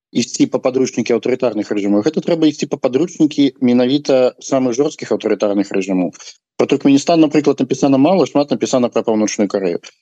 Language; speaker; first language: Belarusian; non-native, local second language; Russian